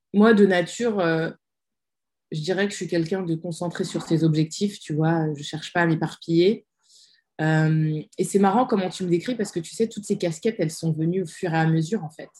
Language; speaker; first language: French; native; French